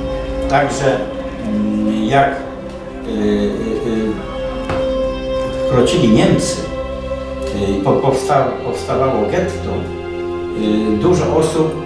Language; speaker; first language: Polish; native; Polish